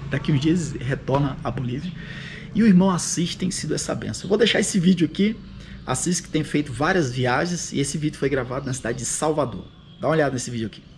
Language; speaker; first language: Portuguese; native; Portuguese